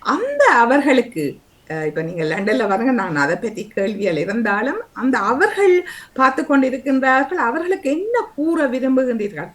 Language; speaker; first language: Tamil; native; Tamil